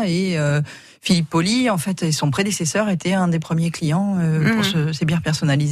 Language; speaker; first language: French; native; French